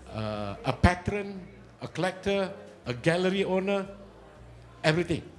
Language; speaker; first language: English; non-native, local second language; Malay